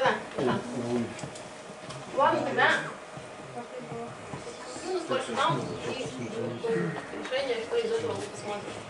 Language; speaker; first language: Russian; native; Russian